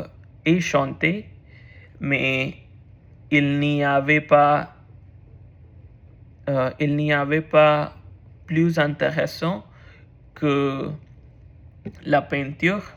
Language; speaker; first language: French; non-native, learner; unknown